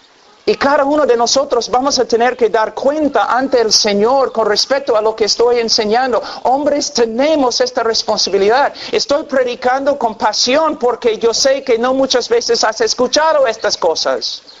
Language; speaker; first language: Spanish; non-native, fluent; English